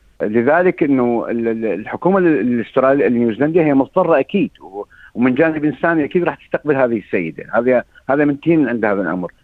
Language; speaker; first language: Arabic; native; Arabic